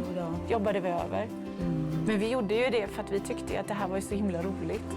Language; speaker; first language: Swedish; native; Swedish